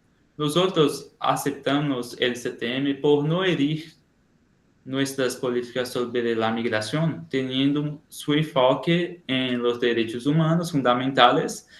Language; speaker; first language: Spanish; non-native, learner; Portuguese